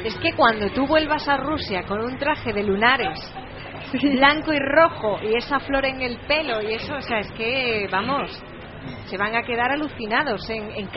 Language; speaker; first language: Spanish; native; Spanish